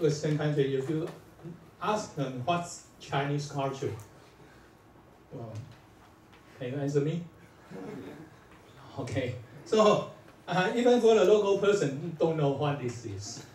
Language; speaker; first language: English; non-native, fluent; Chinese